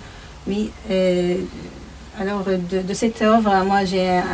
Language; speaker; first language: French; non-native, fluent; Arabic